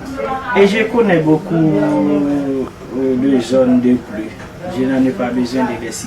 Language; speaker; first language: French; non-native, local second language; Haitian Creole